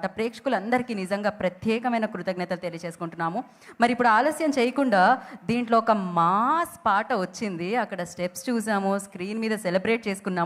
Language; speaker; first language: Telugu; native; Telugu